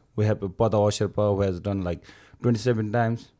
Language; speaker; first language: English; non-native, local second language; Sherpa